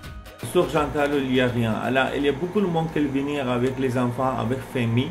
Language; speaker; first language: French; non-native, learner; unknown